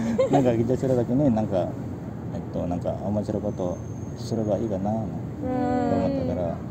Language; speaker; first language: Japanese; non-native, fluent; Indonesian